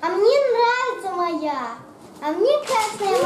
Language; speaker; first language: Russian; early bilingual, heritage; Russian